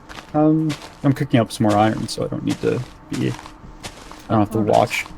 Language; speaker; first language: English; native; English